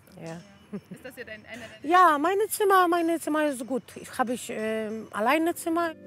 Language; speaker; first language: German; non-native, learner; Polish